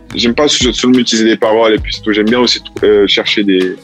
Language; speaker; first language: French; early bilingual, heritage; Italian